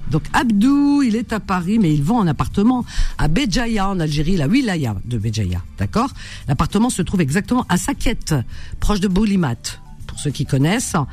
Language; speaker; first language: French; native; French